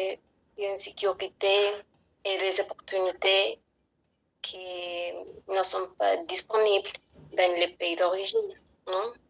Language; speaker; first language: French; non-native, learner; Spanish